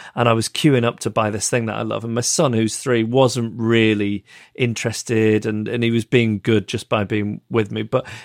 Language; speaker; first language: English; native; English